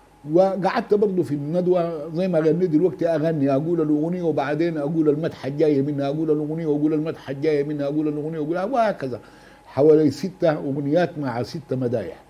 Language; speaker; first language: Arabic; native; Arabic